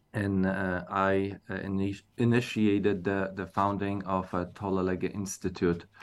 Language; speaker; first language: English; non-native, fluent; Polish